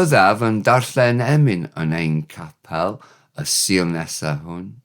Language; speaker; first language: Welsh; non-native, learner; English